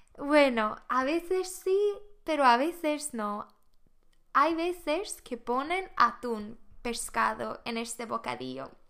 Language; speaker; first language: Spanish; non-native, fluent; Swedish